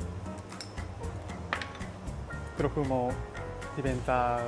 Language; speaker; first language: Italian; non-native, learner; Japanese